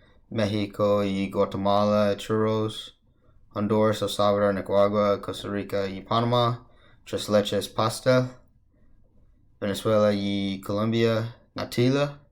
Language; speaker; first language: Spanish; non-native, learner; English